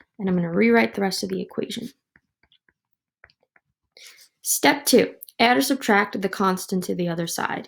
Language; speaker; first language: English; native; English